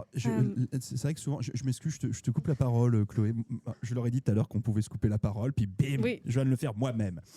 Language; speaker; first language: French; native; French